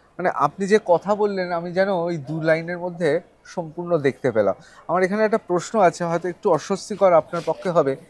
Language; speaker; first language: Bangla; native; Bangla